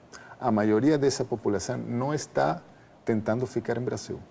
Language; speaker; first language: Portuguese; non-native, fluent; Spanish